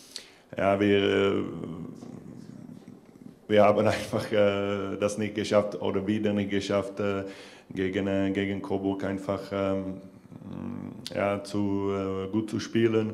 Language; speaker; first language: German; non-native, fluent; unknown